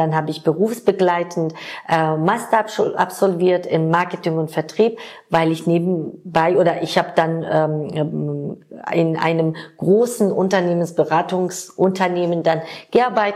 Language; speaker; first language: German; non-native, fluent; Georgian